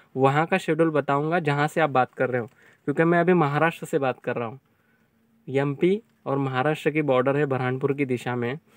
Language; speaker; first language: Hindi; native; Hindi